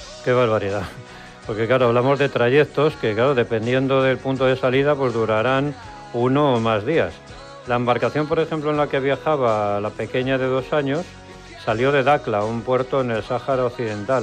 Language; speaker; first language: Spanish; native; Spanish